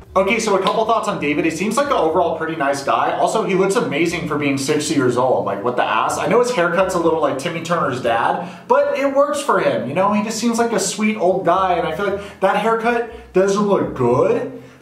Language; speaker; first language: English; native; English